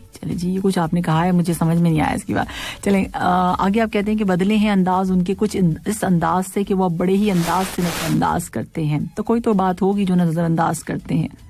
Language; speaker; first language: Urdu; native; Urdu